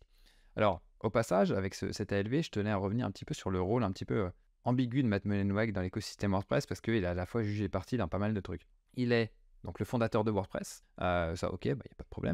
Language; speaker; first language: French; native; French